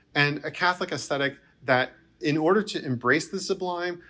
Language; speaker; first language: English; native; English